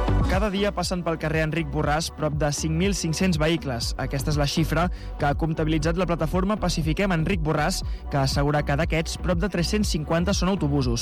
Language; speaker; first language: Catalan; native; Catalan